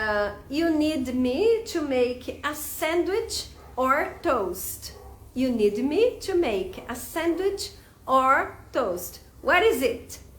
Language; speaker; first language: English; non-native, fluent; Portuguese